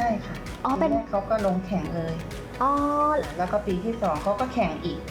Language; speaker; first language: Thai; native; Thai